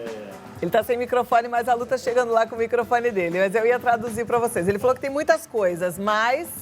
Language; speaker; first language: Portuguese; native; Portuguese